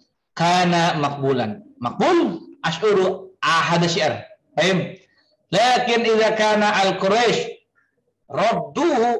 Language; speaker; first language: Arabic; non-native, fluent; Indonesian